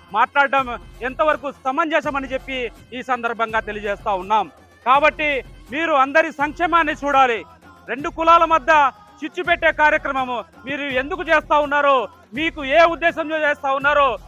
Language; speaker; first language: Telugu; non-native, local second language; Lambadi